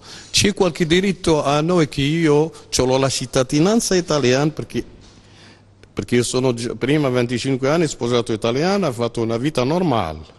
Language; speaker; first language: Italian; non-native, learner; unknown